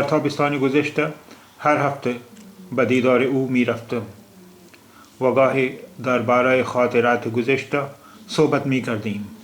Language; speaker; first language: Persian; non-native, fluent; Urdu